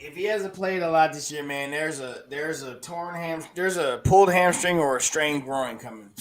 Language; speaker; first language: English; native; English